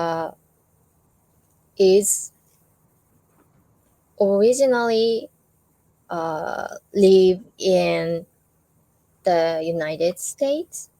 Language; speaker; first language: English; non-native, learner; Japanese